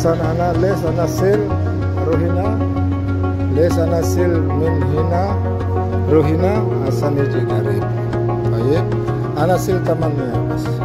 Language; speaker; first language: Arabic; non-native, learner; Indonesian